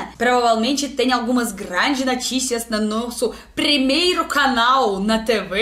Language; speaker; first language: Portuguese; non-native, learner; Russian